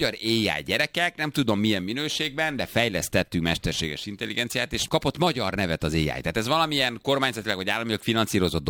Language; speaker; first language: Hungarian; native; Hungarian